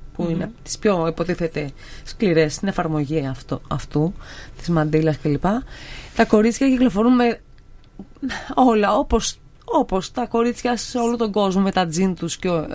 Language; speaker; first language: Greek; native; Greek